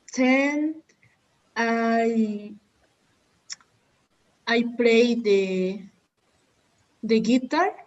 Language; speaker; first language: English; non-native, learner; Spanish